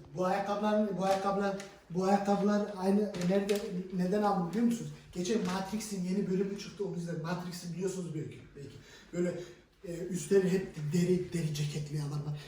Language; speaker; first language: Turkish; early bilingual, heritage; Turkish